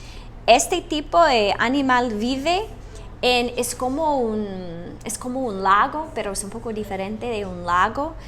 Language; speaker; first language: Spanish; non-native, fluent; English